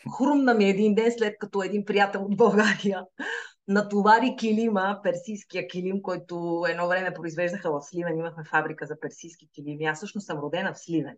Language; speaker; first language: Bulgarian; native; Bulgarian